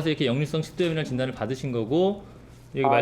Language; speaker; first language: Korean; native; Korean